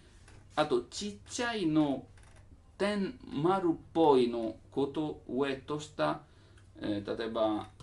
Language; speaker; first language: Japanese; non-native, learner; Italian